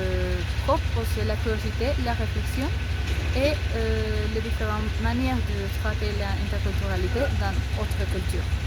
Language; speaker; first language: French; non-native, learner; Spanish